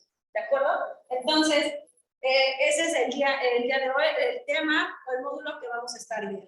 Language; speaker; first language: Spanish; native; Spanish